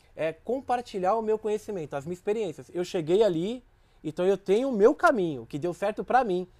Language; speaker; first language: Portuguese; native; Portuguese